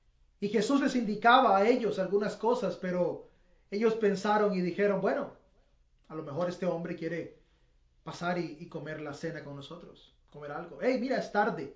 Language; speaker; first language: Spanish; native; Spanish